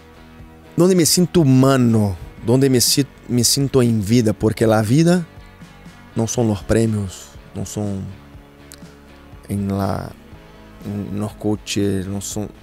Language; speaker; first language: Spanish; non-native, fluent; Portuguese